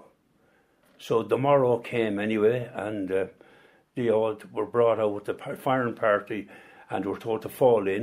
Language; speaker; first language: English; native; English